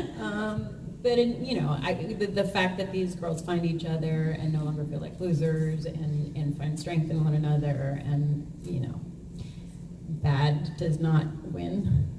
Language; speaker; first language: English; native; English